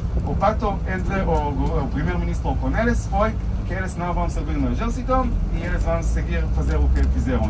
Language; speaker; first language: Portuguese; non-native, fluent; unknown